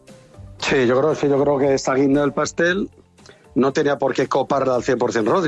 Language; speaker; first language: Spanish; native; Spanish